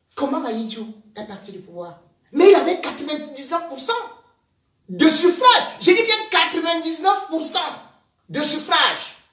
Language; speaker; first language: French; native; French